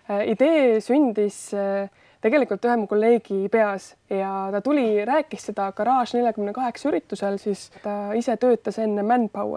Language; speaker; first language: Estonian; native; Estonian